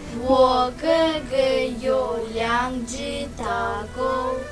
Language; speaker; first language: Chinese; non-native, learner; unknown